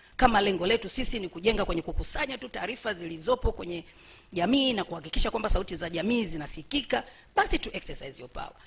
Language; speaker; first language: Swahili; native; Swahili